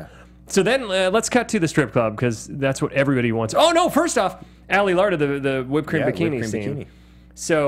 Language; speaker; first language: English; native; English